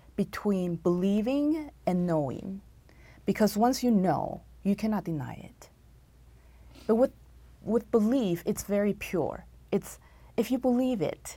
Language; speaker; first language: English; non-native, fluent; Chinese